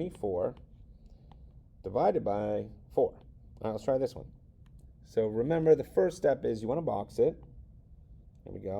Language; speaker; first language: English; native; English